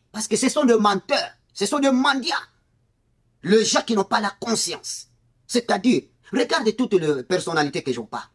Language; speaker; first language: French; non-native, local second language; Swahili